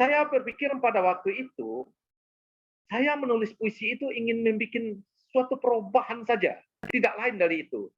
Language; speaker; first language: Indonesian; native; Indonesian